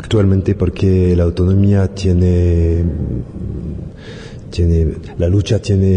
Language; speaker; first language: Spanish; non-native, learner; French